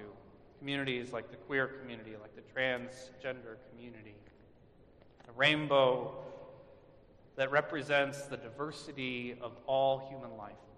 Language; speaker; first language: English; native; English